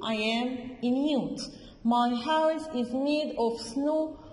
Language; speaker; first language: English; non-native, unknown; Arabic